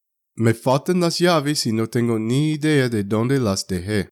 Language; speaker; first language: Spanish; non-native, fluent; English